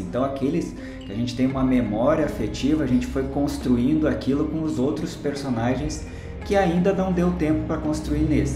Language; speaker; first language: Portuguese; native; Portuguese